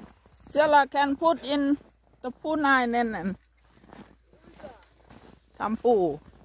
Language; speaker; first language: English; non-native, learner; Thai